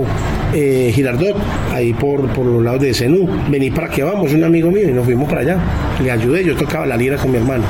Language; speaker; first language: Spanish; native; Spanish